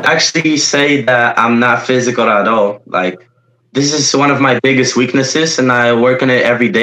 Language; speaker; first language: English; non-native, fluent; Polish